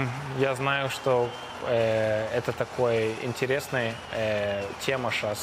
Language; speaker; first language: Russian; early bilingual, heritage; Russian